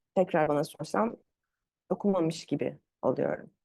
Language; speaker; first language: Turkish; early bilingual, other home language; Arabic